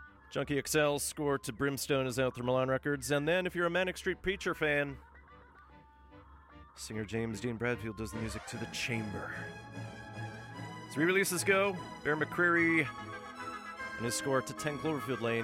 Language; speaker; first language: English; early bilingual, other home language; Finnish